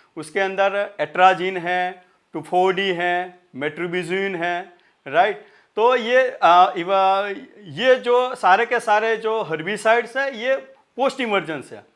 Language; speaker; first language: Hindi; non-native, local second language; Marathi